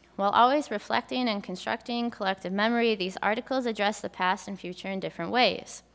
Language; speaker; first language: English; native; English